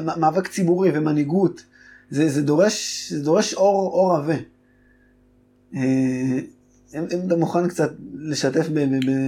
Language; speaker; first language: Hebrew; native; Hebrew